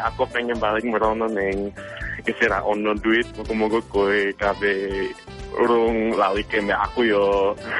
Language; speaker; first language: Indonesian; non-native, fluent; English